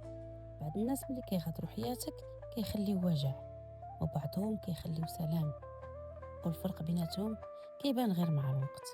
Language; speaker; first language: Arabic; native; Arabic